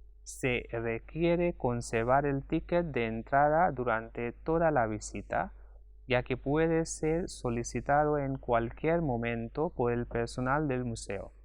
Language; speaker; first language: Spanish; non-native, fluent; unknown